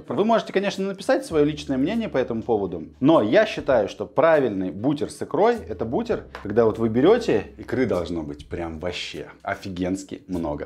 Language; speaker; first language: Russian; native; Russian